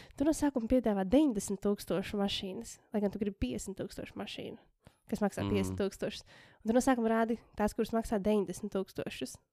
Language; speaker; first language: Latvian; native; Latvian